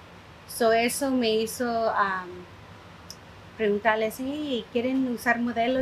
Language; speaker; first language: Spanish; early bilingual, heritage; Spanish